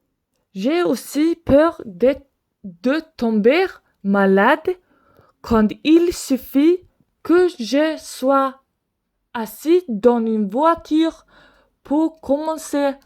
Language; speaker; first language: French; non-native, learner; Swedish